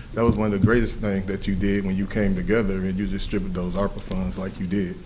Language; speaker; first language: English; native; English